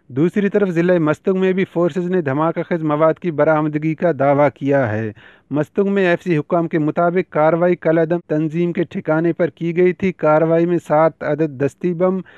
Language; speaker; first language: Urdu; non-native, local second language; Baluchi